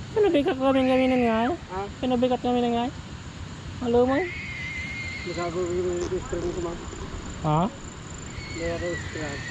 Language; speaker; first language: Filipino; non-native, local second language; Iloko